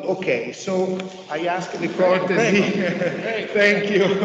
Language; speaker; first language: English; non-native, fluent; Italian